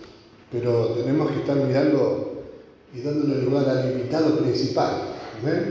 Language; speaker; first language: Spanish; native; Spanish